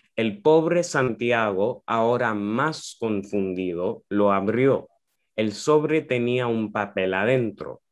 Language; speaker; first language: Spanish; early bilingual, heritage; Spanish